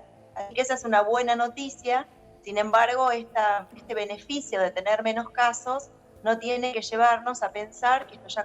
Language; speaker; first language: Spanish; native; Spanish